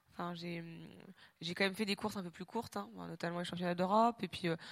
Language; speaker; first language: French; native; French